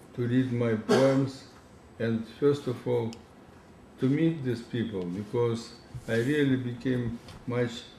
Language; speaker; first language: English; non-native, learner; Russian